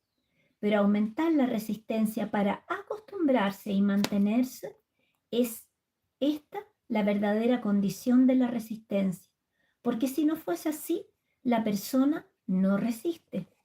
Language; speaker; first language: Spanish; native; Spanish